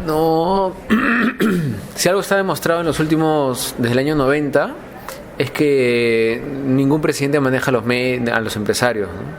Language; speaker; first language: Spanish; native; Spanish